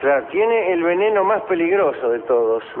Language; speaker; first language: Spanish; native; Spanish